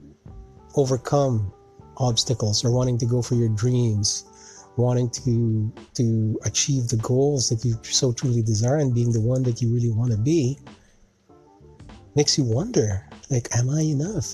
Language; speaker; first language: English; non-native, local second language; Filipino